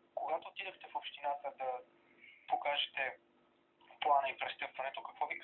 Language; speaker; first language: Bulgarian; native; Bulgarian